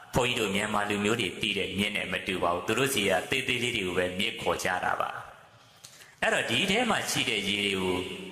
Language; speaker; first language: Burmese; native; Burmese